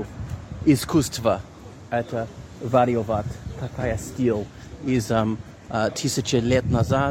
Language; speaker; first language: Russian; non-native, learner; English